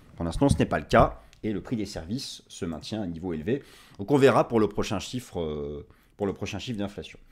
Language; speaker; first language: French; native; French